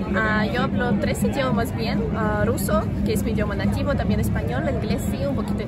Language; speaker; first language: Spanish; non-native, fluent; Russian